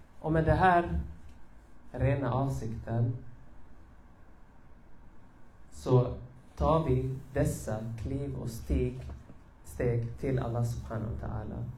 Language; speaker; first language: Swedish; early bilingual, other home language; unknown